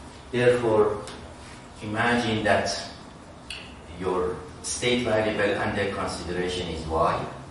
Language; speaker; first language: English; non-native, fluent; Persian